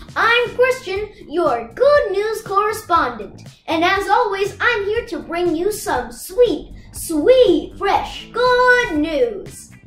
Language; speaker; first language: English; native; English